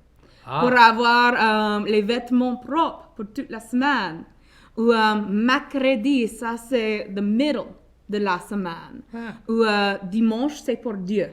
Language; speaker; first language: French; non-native, local second language; English